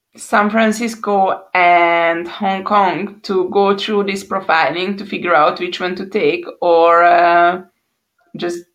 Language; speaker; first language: English; non-native, fluent; Hungarian